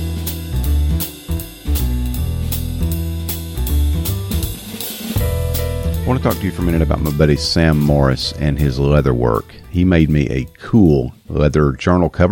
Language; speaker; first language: English; native; English